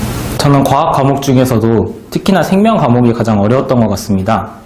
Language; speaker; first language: Korean; native; Korean